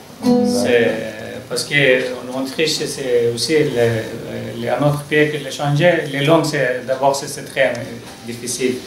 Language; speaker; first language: French; non-native, learner; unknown